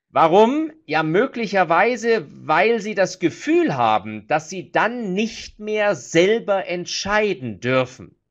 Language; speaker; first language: German; native; German